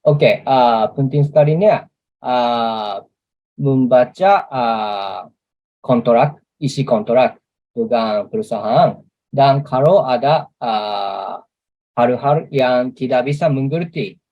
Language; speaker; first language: Indonesian; non-native, learner; Japanese